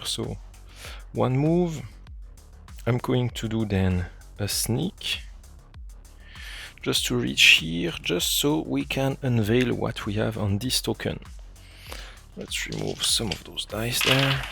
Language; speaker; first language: English; non-native, fluent; French